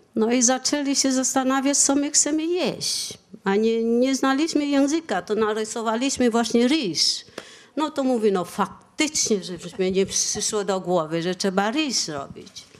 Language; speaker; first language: Polish; non-native, fluent; Vietnamese